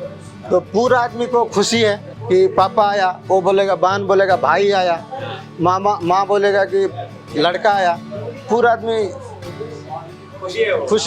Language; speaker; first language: Hindi; non-native, local second language; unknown